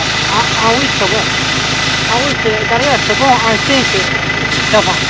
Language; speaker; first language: French; non-native, local second language; Arabic